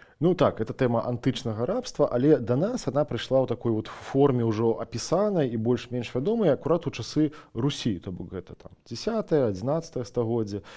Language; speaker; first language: Belarusian; non-native, local second language; Russian